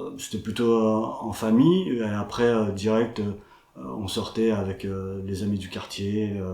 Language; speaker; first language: French; early bilingual, other home language; Kabyle